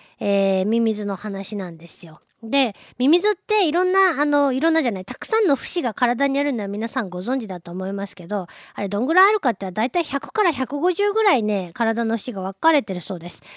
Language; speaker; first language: Japanese; native; Japanese